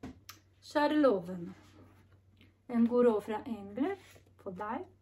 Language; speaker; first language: Norwegian; non-native, learner; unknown